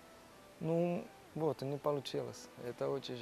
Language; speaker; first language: Russian; non-native, learner; Portuguese